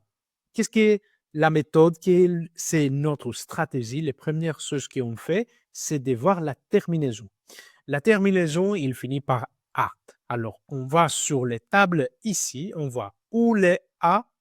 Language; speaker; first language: French; non-native, learner; Greek